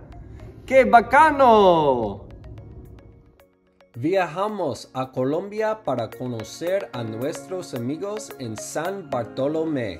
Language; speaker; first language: Spanish; non-native, fluent; English